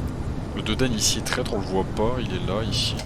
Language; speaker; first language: French; native; French